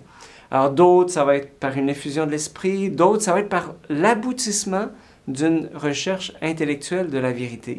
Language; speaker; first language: French; native; French